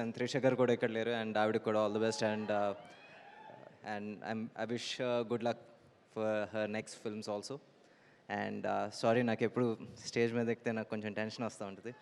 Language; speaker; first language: Telugu; native; Telugu